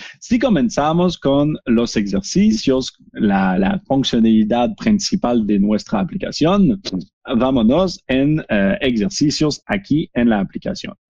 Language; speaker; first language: Spanish; non-native, learner; French